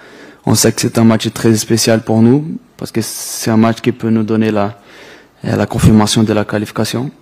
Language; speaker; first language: French; non-native, fluent; Portuguese